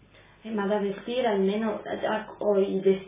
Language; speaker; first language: Italian; native; Italian